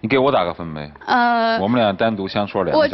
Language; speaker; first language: Chinese; native; Chinese